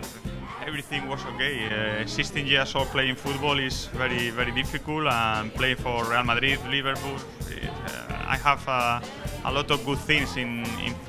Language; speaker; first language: English; non-native, learner; Spanish